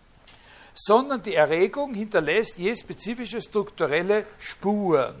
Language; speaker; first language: German; native; German